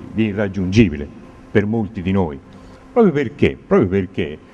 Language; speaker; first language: Italian; native; Italian